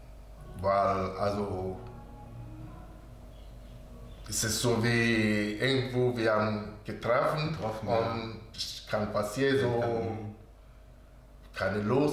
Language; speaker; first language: German; non-native, learner; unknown